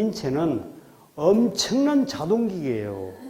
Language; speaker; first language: Korean; native; Korean